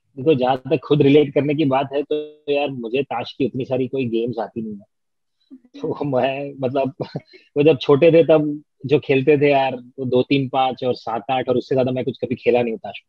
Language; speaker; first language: Hindi; non-native, local second language; Gujarati